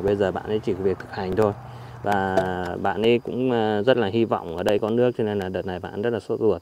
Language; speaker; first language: Vietnamese; native; Vietnamese